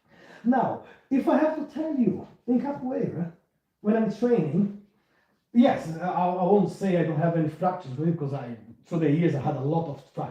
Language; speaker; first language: English; non-native, fluent; Portuguese